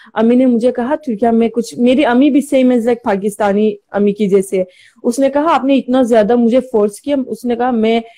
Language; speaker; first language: Hindi; non-native, learner; Turkish